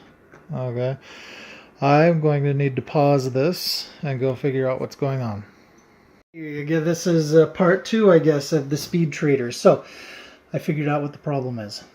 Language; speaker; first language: English; native; English